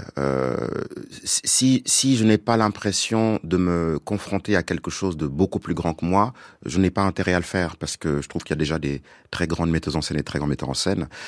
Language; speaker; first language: French; non-native, local second language; Wolof